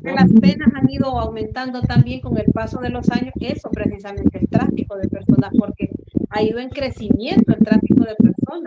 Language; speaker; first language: Spanish; native; Spanish